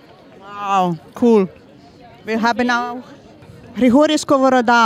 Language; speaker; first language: German; non-native, learner; Ukrainian